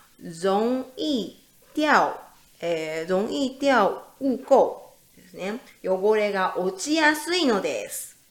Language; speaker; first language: Japanese; native; Japanese